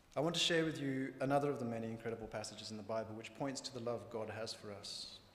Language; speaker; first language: English; native; English